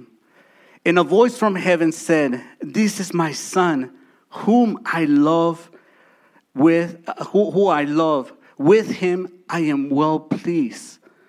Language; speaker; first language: English; early bilingual, other home language; Spanish